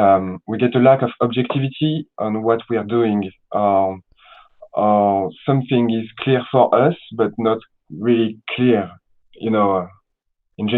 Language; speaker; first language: English; non-native, learner; French